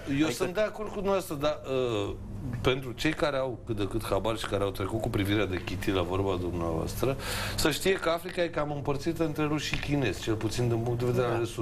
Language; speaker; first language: Romanian; native; Romanian